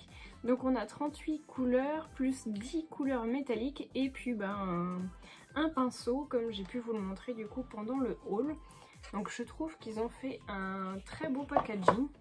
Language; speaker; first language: French; native; French